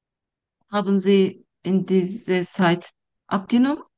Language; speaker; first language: German; non-native, fluent; Turkish